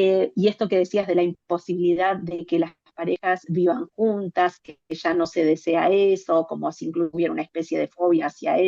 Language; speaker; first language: Spanish; native; Spanish